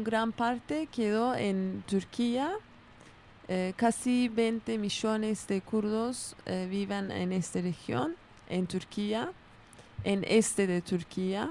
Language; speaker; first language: Spanish; non-native, fluent; Kurdish